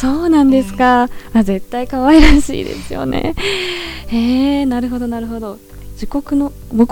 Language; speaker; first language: Japanese; native; Japanese